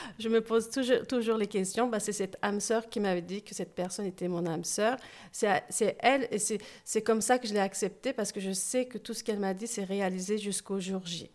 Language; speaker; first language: French; early bilingual, other home language; Turkish